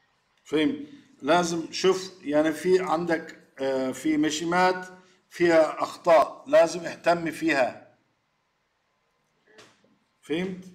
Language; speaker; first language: Arabic; non-native, learner; Turkish